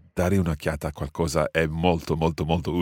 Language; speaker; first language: Italian; non-native, fluent; English